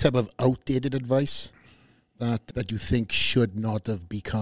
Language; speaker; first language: English; native; English